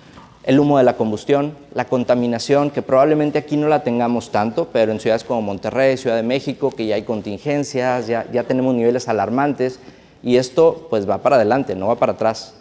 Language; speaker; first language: Spanish; native; Spanish